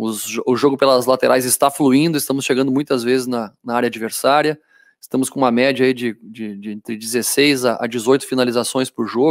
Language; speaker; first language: Portuguese; native; Portuguese